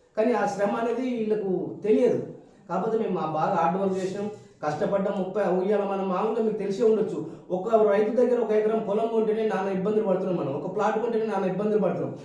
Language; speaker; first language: Telugu; native; Telugu